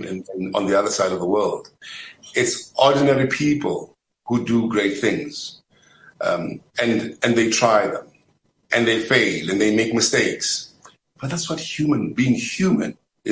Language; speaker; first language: English; non-native, local second language; Zulu